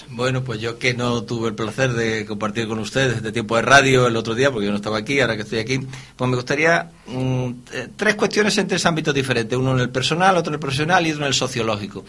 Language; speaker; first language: Spanish; native; Spanish